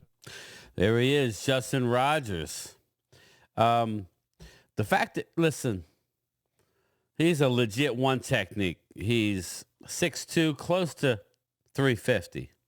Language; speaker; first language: English; native; English